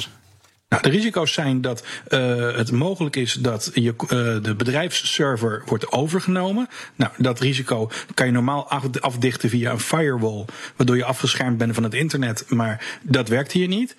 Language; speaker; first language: Dutch; native; Dutch